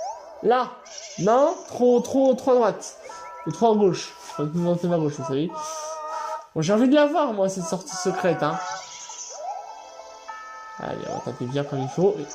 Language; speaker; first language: French; native; French